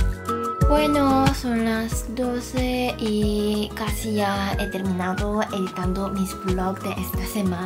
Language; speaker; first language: Spanish; non-native, fluent; Korean